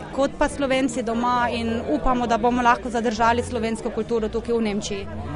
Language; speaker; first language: Slovenian; early bilingual, heritage; Slovenian